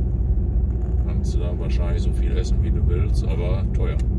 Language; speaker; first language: German; native; German